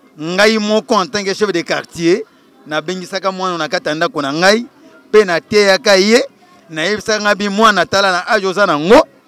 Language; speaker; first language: Lingala; non-native, local second language; Kongo